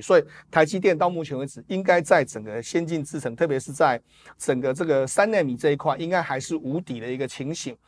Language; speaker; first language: Chinese; native; Chinese